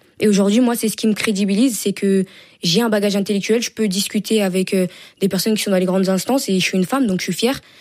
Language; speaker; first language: French; native; French